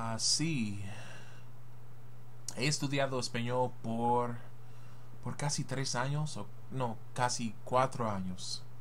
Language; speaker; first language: Spanish; non-native, learner; English